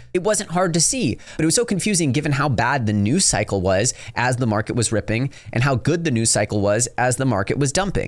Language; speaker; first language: English; native; English